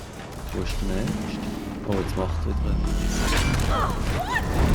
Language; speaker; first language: German; native; German